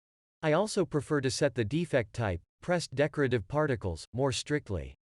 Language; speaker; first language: English; non-native, fluent; German